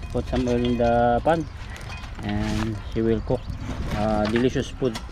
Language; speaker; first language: English; non-native, local second language; Filipino